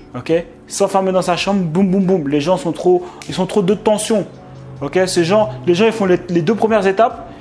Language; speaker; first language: French; native; French